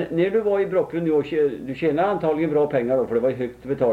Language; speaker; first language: Swedish; native; Swedish